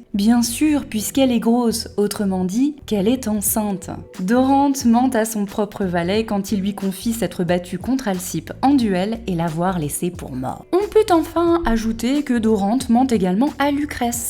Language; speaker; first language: French; native; French